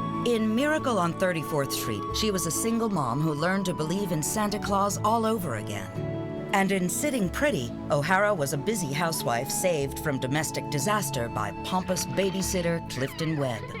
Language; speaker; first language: English; native; English